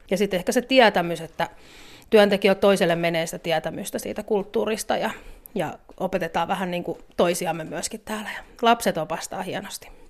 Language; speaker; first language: Finnish; native; Finnish